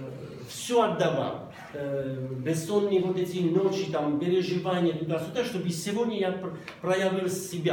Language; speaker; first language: Russian; non-native, local second language; Armenian